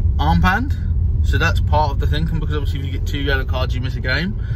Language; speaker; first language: English; native; English